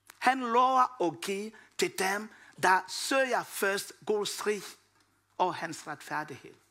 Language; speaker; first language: Danish; non-native, fluent; Lingala